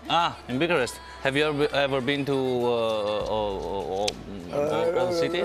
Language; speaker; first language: English; non-native, fluent; Romanian